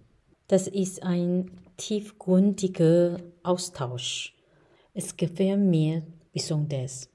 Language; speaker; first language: German; non-native, fluent; Chinese